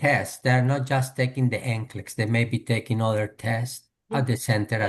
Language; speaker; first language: English; non-native, fluent; Spanish